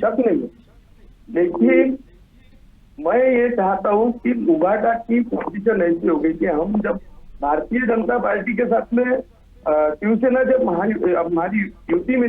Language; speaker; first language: Hindi; non-native, local second language; Marathi